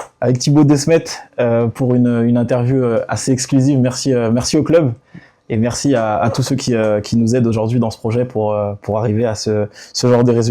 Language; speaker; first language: French; native; French